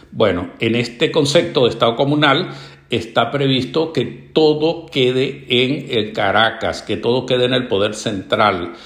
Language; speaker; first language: Spanish; native; Spanish